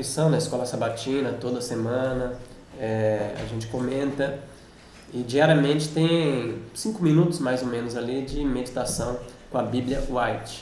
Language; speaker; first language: Portuguese; native; Portuguese